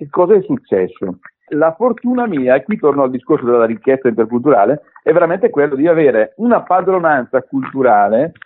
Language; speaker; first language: Italian; early bilingual, other home language; Arabic